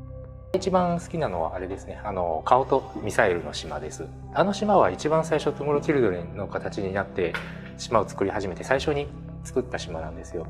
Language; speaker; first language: Japanese; native; Japanese